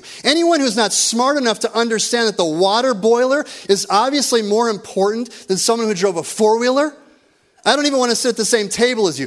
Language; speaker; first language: English; native; English